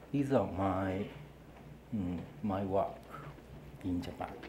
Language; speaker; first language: English; non-native, learner; Japanese